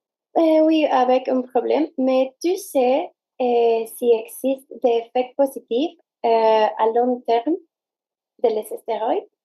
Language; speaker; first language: French; non-native, learner; Spanish